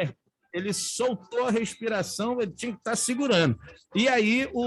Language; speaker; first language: Portuguese; native; Portuguese